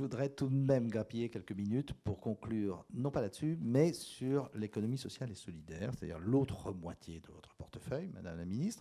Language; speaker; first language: French; native; French